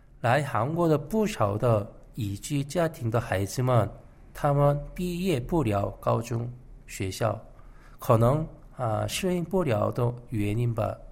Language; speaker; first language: Chinese; non-native, fluent; Korean